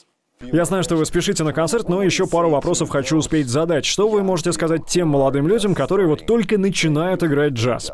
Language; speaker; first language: Russian; native; Russian